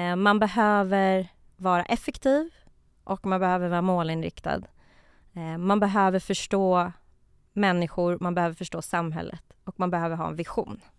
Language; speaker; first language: Swedish; early bilingual, other home language; Kurdish